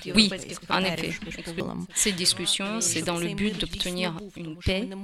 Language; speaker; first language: French; non-native, fluent; Ukrainian